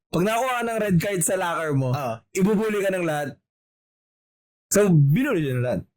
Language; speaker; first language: Filipino; native; Filipino